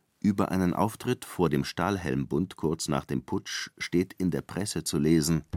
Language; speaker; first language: German; native; German